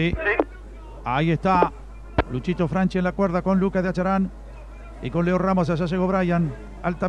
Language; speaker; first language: Spanish; native; Spanish